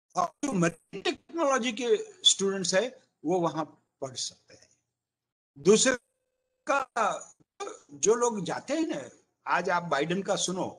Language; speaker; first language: Hindi; non-native, local second language; Gujarati